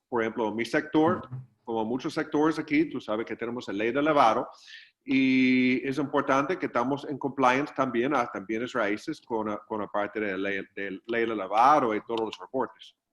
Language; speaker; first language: Spanish; non-native, fluent; English